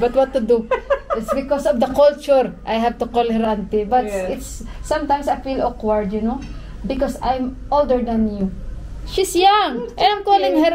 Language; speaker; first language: English; non-native, local second language; Filipino